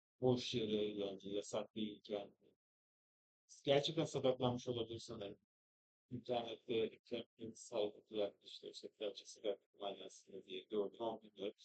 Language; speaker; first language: Turkish; native; Turkish